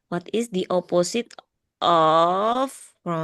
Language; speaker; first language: English; non-native, learner; Indonesian